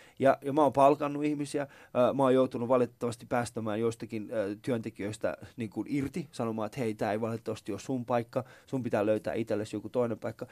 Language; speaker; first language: Finnish; early bilingual, other home language; Persian